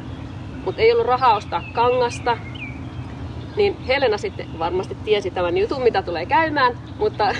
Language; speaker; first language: Finnish; native; Finnish